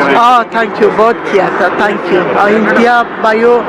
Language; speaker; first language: Hindi; non-native, learner; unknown